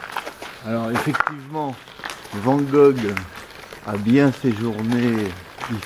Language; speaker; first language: French; native; French